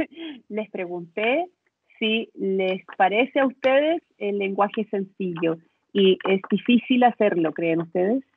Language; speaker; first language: Spanish; native; Spanish